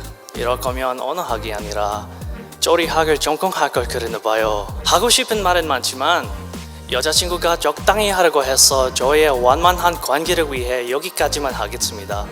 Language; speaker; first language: Korean; non-native, learner; English